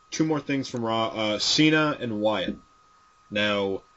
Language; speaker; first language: English; native; English